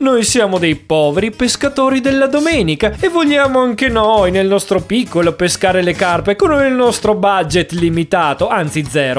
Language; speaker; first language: Italian; native; Italian